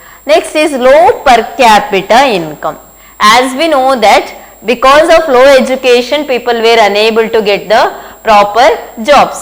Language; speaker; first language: English; non-native, local second language; Kannada